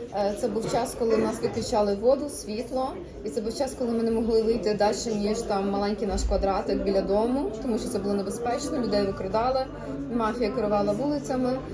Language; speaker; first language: Ukrainian; native; Ukrainian